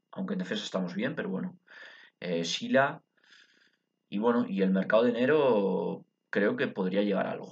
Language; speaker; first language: Spanish; native; Spanish